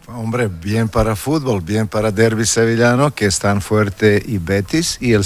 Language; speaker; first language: Spanish; non-native, fluent; Croatian